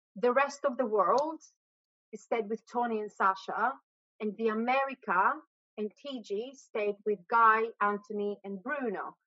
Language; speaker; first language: English; non-native, fluent; Greek